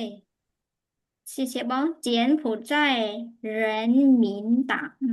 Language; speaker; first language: Chinese; non-native, fluent; Khmer